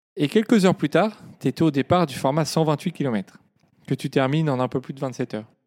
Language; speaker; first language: French; native; French